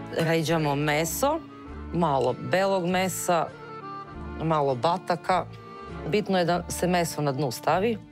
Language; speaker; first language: Serbian; native; Serbian